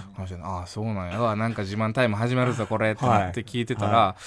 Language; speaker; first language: Japanese; native; Japanese